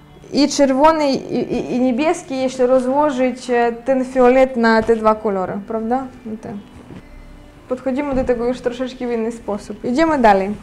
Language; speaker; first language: Polish; non-native, fluent; Ukrainian